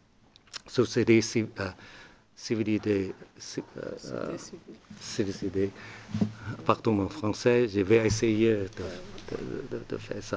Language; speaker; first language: French; non-native, learner; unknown